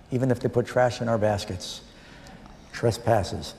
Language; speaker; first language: English; native; English